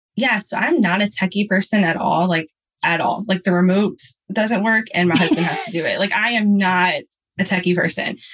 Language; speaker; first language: English; native; English